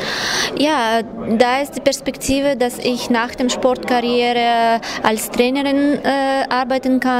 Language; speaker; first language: German; non-native, fluent; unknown